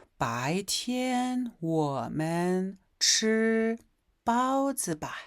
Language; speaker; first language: Chinese; non-native, fluent; Mongolian